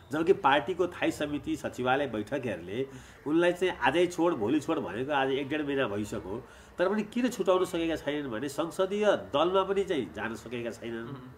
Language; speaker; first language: Nepali; native; Nepali